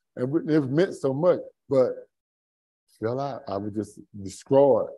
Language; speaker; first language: English; native; English